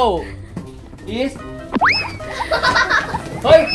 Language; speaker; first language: English; non-native, learner; Thai